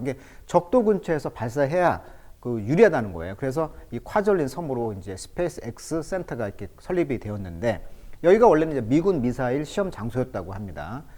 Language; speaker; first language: Korean; native; Korean